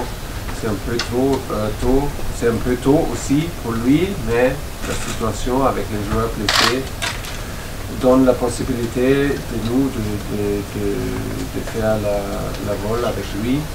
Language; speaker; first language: French; non-native, learner; German